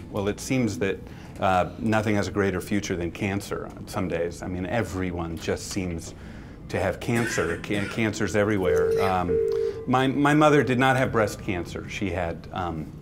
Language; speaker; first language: English; native; English